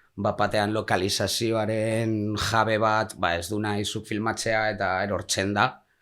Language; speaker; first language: Basque; non-native, local second language; Spanish